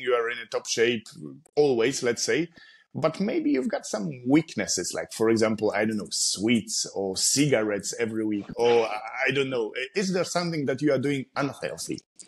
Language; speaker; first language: English; non-native, fluent; Polish